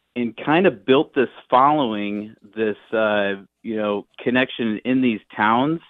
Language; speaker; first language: English; native; English